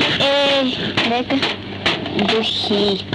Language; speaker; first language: Russian; native; Russian